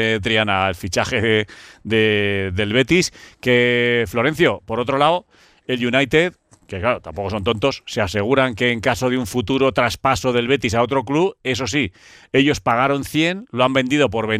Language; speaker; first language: Spanish; native; Spanish